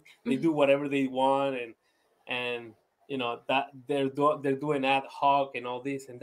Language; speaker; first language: English; non-native, fluent; Spanish